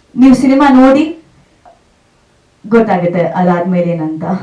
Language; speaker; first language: Kannada; non-native, local second language; Tulu